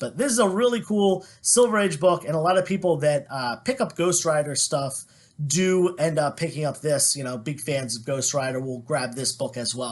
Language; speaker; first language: English; native; English